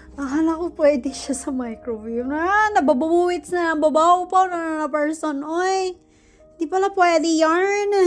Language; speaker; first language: Filipino; non-native, local second language; Cebuano